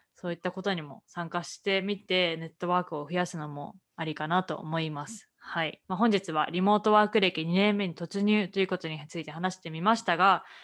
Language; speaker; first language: Japanese; native; Japanese